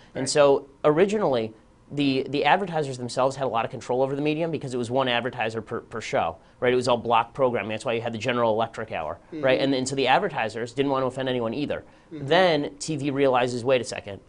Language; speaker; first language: English; native; English